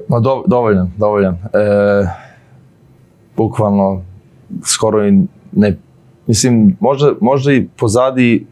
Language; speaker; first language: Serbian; early bilingual, heritage; Serbian